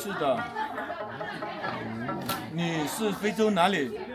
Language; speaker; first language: Chinese; non-native, local second language; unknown